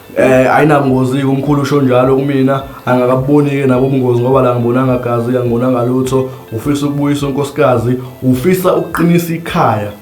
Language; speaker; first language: Zulu; native; Zulu